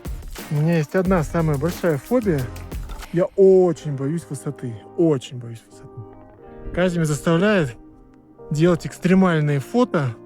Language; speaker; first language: Russian; native; Russian